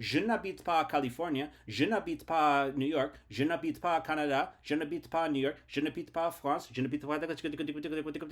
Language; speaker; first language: French; non-native, learner; English